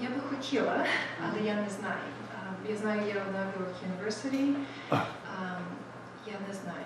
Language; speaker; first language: Ukrainian; early bilingual, heritage; Ukrainian